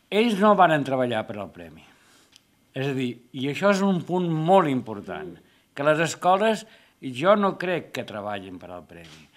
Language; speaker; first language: Catalan; native; Catalan